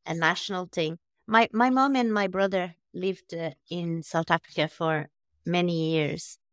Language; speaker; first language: English; non-native, fluent; Portuguese